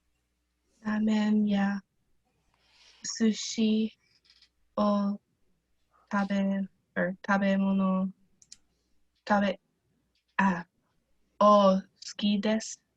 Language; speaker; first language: Japanese; non-native, learner; English